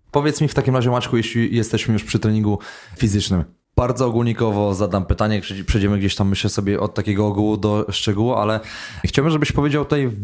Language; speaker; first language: Polish; native; Polish